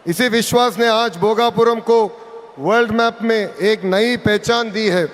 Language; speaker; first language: Hindi; non-native, local second language; Telugu